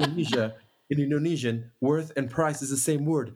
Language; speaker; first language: English; non-native, fluent; Indonesian